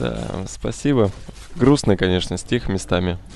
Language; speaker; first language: Russian; native; Russian